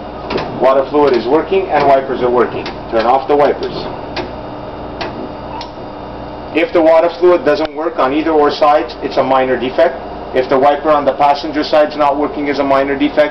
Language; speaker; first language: English; non-native, local second language; French